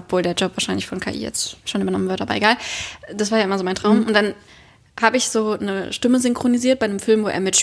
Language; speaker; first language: German; native; German